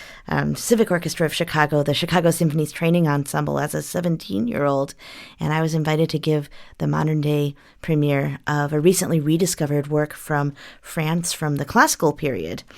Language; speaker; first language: English; native; English